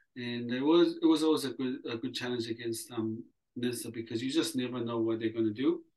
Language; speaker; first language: English; early bilingual, other home language; Samoan